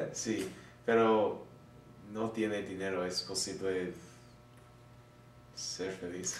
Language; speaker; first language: Spanish; non-native, learner; English